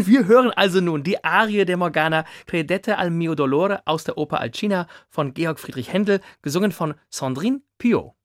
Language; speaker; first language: German; native; German